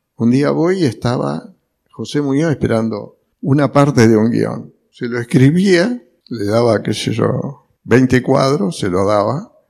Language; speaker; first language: Spanish; early bilingual, other home language; Italian